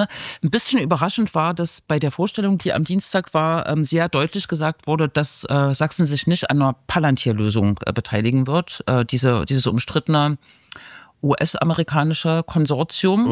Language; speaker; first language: German; native; German